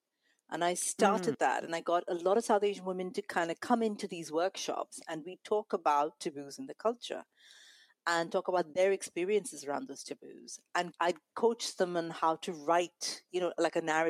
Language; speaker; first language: English; non-native, local second language; Malayalam